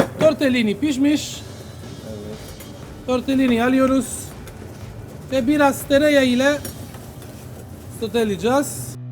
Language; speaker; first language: Turkish; non-native, learner; Italian